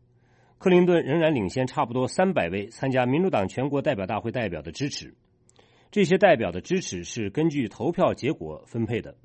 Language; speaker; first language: Chinese; native; Chinese